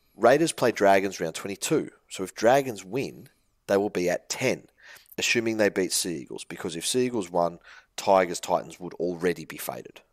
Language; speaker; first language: English; native; English